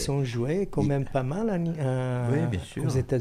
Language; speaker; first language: French; non-native, fluent; Italian